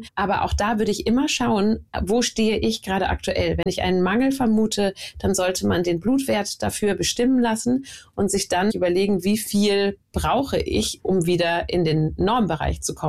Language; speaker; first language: German; native; German